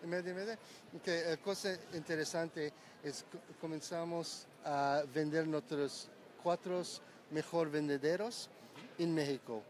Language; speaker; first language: Spanish; non-native, learner; English